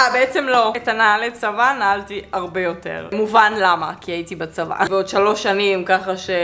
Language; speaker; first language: Hebrew; native; Hebrew